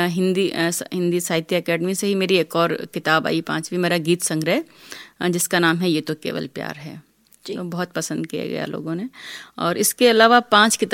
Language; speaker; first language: Hindi; non-native, local second language; Rajasthani